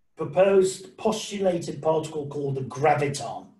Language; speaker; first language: English; native; English